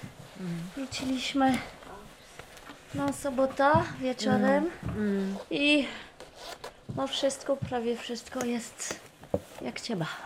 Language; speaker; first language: Polish; non-native, learner; French